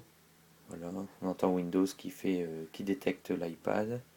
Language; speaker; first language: French; native; French